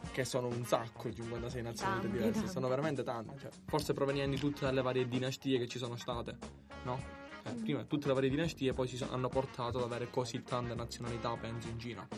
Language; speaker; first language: Italian; native; Italian